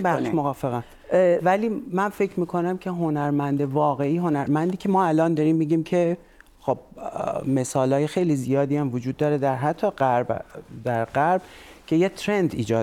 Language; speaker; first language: Persian; native; Persian